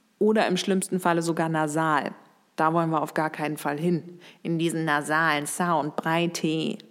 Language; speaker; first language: German; native; German